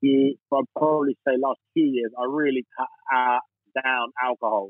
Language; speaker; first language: English; native; English